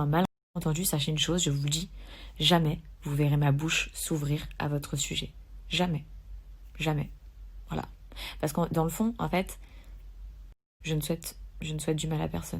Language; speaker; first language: French; native; French